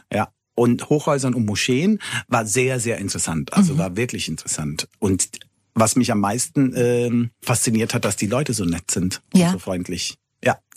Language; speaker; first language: German; non-native, fluent; Italian